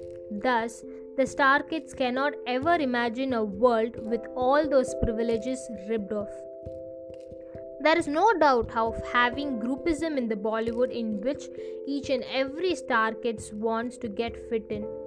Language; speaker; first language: English; non-native, local second language; Tamil